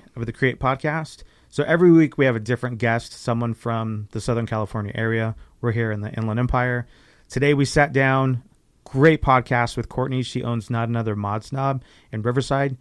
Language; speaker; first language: English; native; English